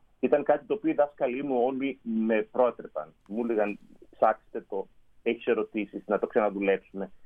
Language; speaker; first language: Greek; native; Greek